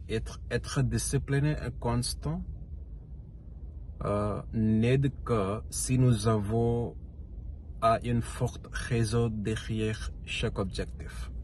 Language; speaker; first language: French; non-native, learner; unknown